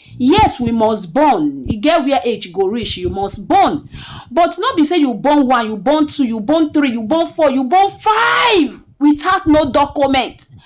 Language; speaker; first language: Nigerian Pidgin; native; Nigerian Pidgin